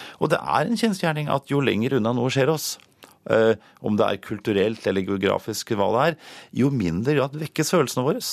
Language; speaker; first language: Norwegian; native; Norwegian